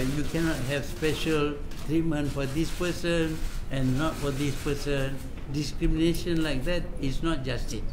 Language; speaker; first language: English; non-native, local second language; Malay